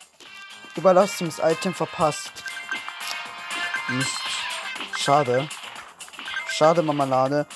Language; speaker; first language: German; native; German